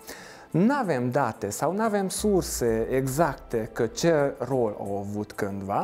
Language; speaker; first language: Romanian; non-native, local second language; Hungarian